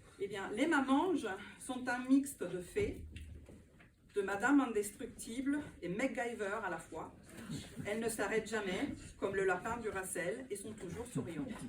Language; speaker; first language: French; non-native, fluent; Italian